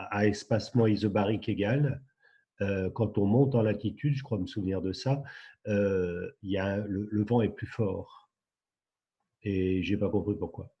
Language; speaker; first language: French; native; French